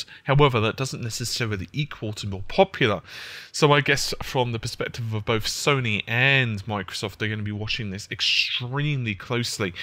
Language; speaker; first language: English; native; English